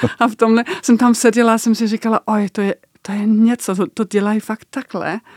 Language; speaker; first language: Czech; non-native, fluent; Danish